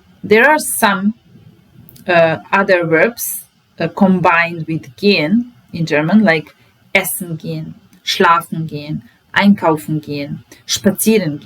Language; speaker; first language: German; non-native, fluent; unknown